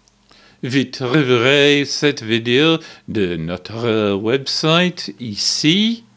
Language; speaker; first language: French; non-native, learner; English